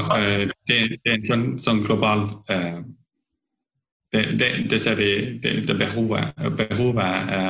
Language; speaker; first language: Norwegian; non-native, fluent; Estonian